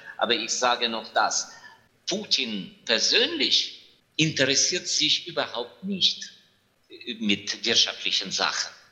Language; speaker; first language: German; non-native, fluent; Ukrainian